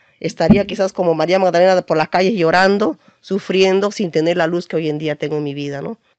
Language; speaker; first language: Spanish; native; Spanish